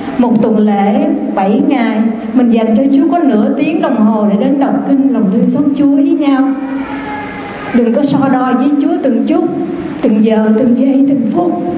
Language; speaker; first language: Vietnamese; native; Vietnamese